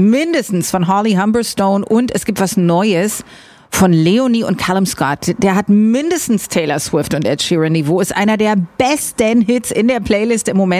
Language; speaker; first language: German; native; German